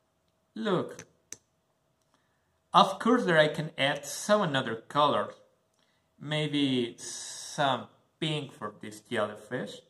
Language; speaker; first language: English; non-native, learner; Spanish